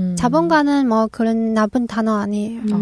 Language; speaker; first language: Korean; non-native, local second language; Chinese